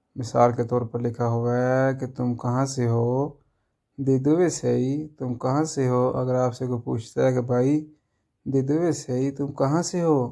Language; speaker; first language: Urdu; non-native, local second language; Punjabi